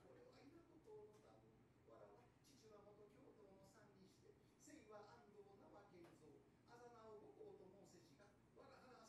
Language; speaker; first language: Japanese; native; Japanese